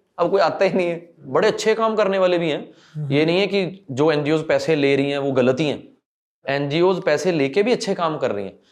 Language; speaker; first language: Hindi; non-native, local second language; Punjabi